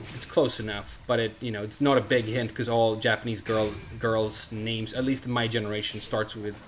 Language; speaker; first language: English; native; English